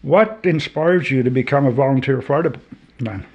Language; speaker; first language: English; native; English